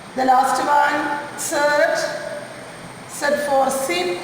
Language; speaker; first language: English; non-native, local second language; Malayalam